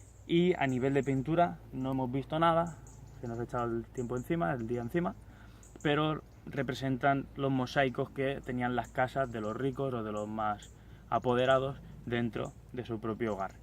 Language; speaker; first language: Spanish; native; Spanish